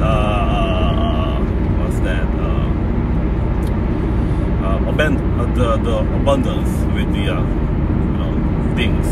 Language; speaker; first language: English; non-native, fluent; Korean